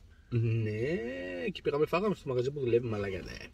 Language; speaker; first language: Greek; native; Greek